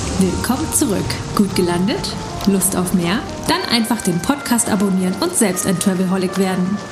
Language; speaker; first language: German; native; German